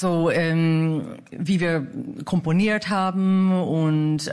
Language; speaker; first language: German; non-native, fluent; English